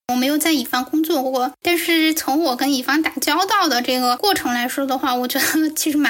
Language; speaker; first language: Chinese; native; Chinese